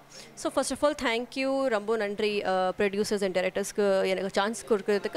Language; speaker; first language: Tamil; non-native, learner; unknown